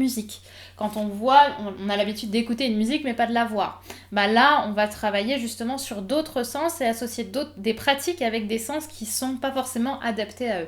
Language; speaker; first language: French; native; French